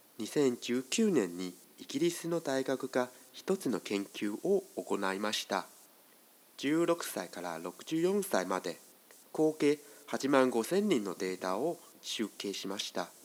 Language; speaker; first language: Japanese; non-native, fluent; Chinese